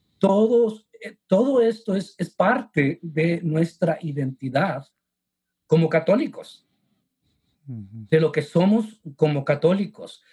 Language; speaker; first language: Spanish; native; Spanish